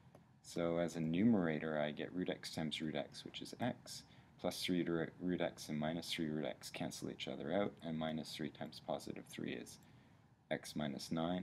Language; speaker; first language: English; native; English